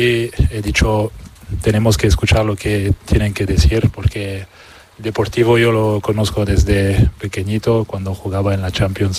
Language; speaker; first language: Spanish; non-native, fluent; French